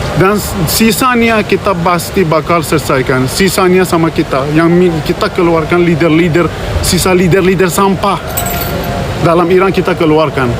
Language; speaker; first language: Indonesian; non-native, fluent; Persian